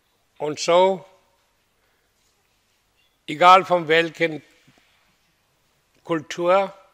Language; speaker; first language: German; non-native, learner; Hindi